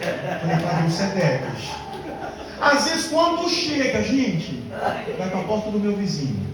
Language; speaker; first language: Portuguese; native; Portuguese